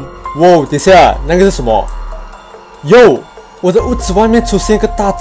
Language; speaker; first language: Chinese; native; Chinese